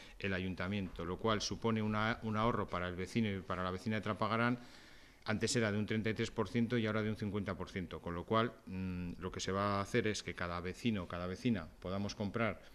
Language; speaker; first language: Spanish; native; Spanish